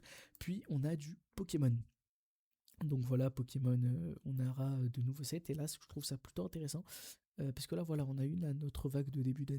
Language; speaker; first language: French; native; French